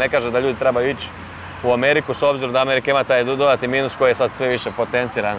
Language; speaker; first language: Serbian; native; Serbian